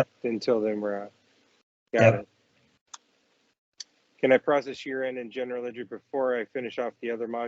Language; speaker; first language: English; native; English